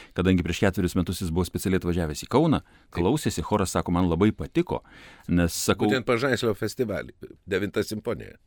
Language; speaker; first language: Lithuanian; native; Lithuanian